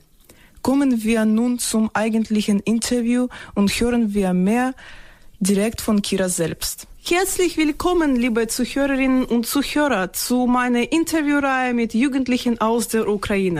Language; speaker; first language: German; non-native, fluent; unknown